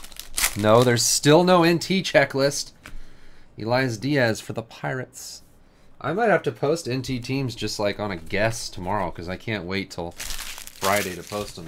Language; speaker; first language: English; native; English